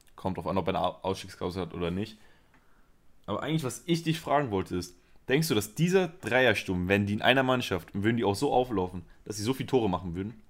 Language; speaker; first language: German; early bilingual, other home language; Spanish